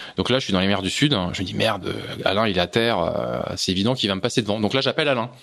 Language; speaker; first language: French; native; French